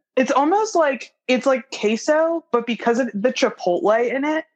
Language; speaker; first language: English; native; English